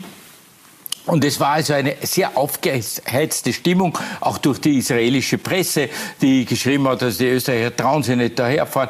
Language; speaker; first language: German; native; German